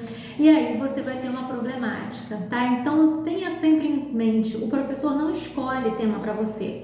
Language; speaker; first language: Portuguese; native; Portuguese